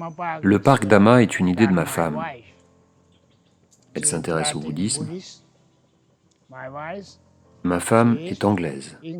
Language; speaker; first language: French; non-native, learner; Thai